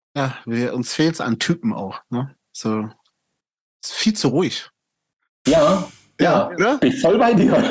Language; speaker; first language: German; native; German